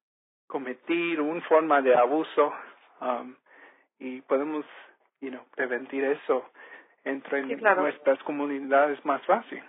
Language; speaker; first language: Spanish; early bilingual, heritage; Spanish